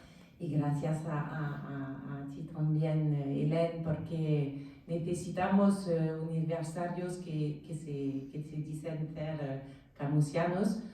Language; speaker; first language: Spanish; non-native, learner; French